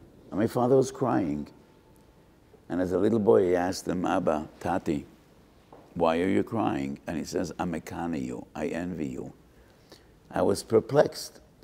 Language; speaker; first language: English; native; English